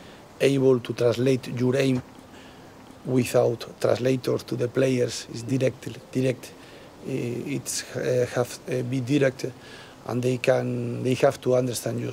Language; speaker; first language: English; non-native, learner; Spanish